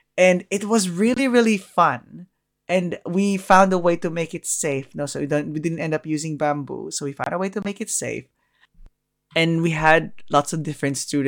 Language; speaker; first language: English; non-native, local second language; Filipino